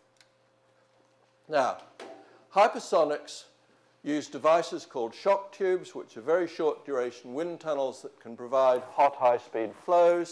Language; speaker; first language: English; native; English